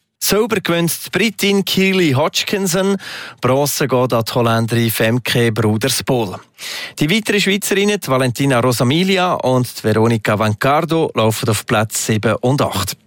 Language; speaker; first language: German; native; German